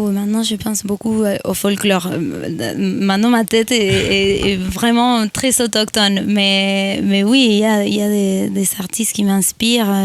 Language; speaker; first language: French; non-native, fluent; Spanish